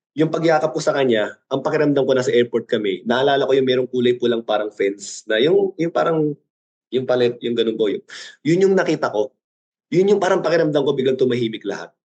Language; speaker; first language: Filipino; early bilingual, other home language; Korean